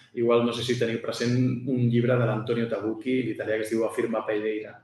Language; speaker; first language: Catalan; native; Catalan